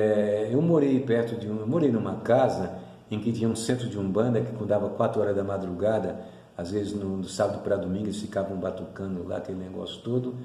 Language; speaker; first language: Portuguese; native; Portuguese